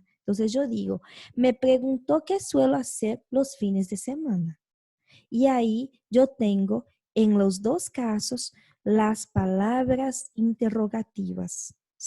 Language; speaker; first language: Spanish; non-native, fluent; Portuguese